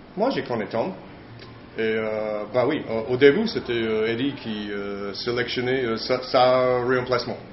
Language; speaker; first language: French; non-native, learner; English